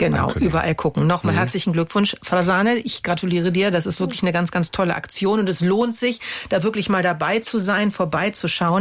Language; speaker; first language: German; native; German